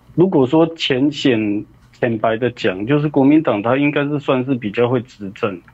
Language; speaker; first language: Chinese; native; Chinese